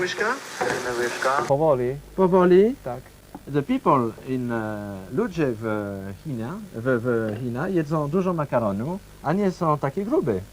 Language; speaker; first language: Polish; non-native, learner; Chinese